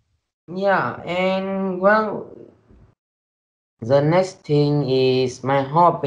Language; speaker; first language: English; non-native, learner; Vietnamese